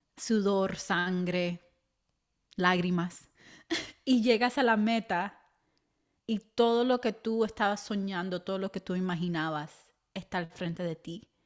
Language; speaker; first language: Spanish; early bilingual, heritage; Spanish